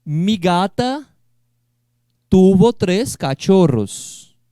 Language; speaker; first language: Spanish; non-native, fluent; Portuguese